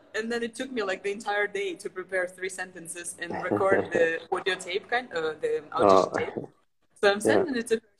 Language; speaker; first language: English; non-native, fluent; Ukrainian